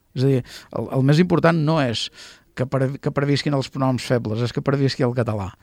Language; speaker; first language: Catalan; native; Catalan